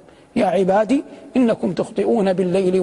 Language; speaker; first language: Arabic; native; Arabic